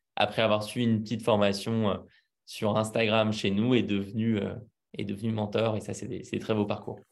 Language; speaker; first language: French; native; French